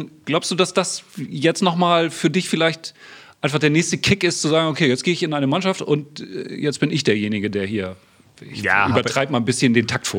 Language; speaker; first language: German; native; German